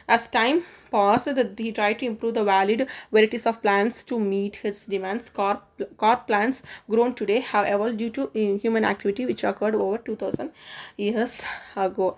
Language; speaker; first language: English; non-native, local second language; Tamil